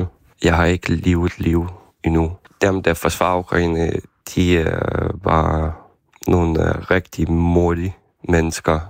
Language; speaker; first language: Danish; non-native, fluent; Ukrainian